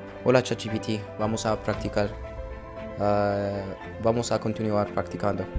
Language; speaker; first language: Spanish; non-native, learner; English